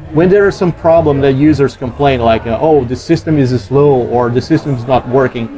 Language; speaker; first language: English; non-native, fluent; Portuguese